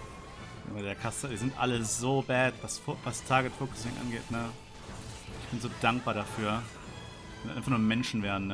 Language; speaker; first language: German; native; German